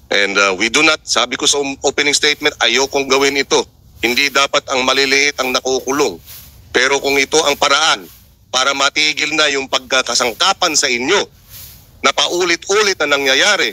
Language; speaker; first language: Filipino; native; Filipino